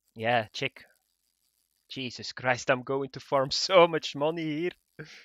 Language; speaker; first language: English; non-native, fluent; Dutch